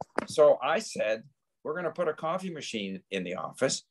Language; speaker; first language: English; native; English